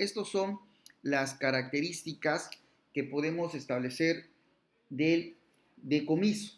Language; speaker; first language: Spanish; native; Spanish